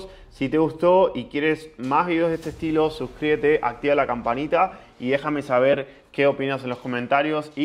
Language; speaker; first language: Spanish; native; Spanish